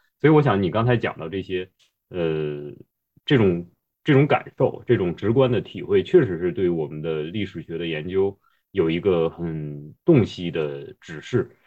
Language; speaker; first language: Chinese; native; Chinese